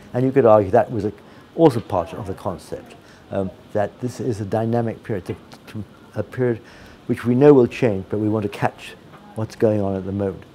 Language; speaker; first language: English; non-native, fluent; Italian